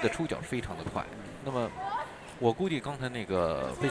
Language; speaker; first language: Chinese; native; Chinese